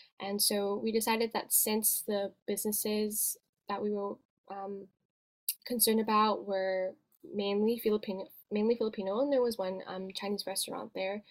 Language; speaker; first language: English; native; English